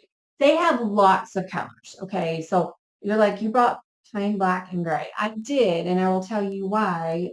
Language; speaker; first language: English; native; English